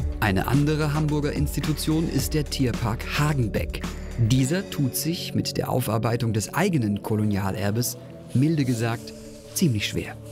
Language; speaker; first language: German; native; German